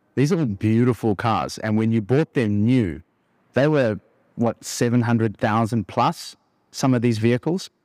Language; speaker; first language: English; native; English